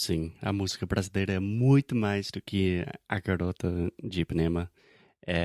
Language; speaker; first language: Portuguese; non-native, fluent; English